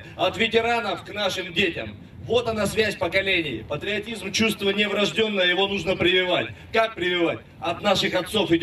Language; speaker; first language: Russian; native; Russian